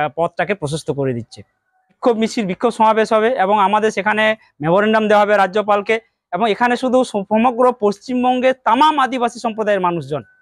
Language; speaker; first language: Bangla; non-native, local second language; Santali